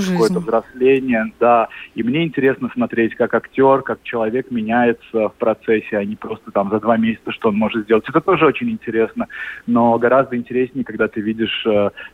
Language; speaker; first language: Russian; native; Russian